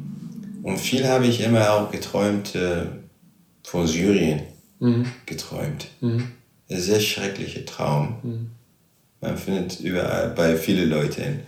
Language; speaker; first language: German; non-native, local second language; Arabic